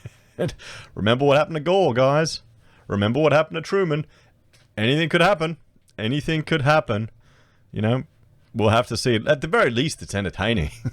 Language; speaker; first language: English; native; English